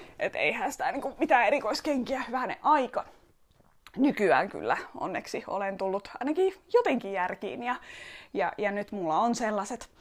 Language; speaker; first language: Finnish; early bilingual, other home language; Estonian